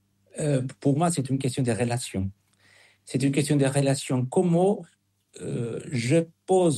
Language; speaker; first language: French; non-native, fluent; Spanish